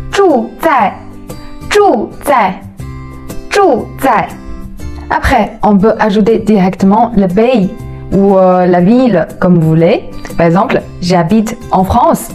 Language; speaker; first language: French; non-native, fluent; Chinese